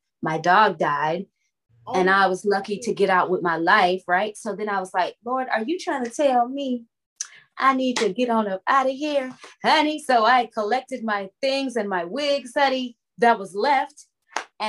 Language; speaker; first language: English; native; English